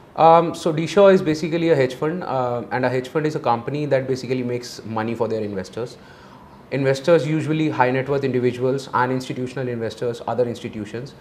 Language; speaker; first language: English; non-native, local second language; Hindi